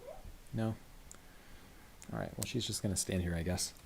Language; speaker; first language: English; native; English